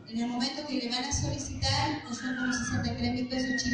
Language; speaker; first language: Spanish; native; Spanish